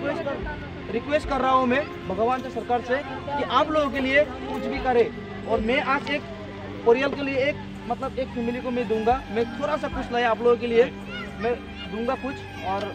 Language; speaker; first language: Hindi; non-native, local second language; Assamese